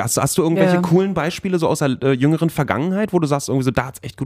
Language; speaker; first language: German; native; German